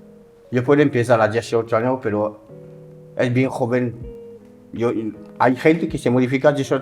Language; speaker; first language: Spanish; non-native, learner; French